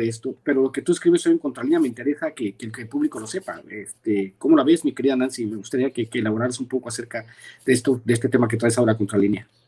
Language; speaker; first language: Spanish; native; Spanish